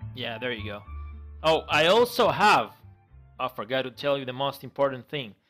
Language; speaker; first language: English; non-native, fluent; Greek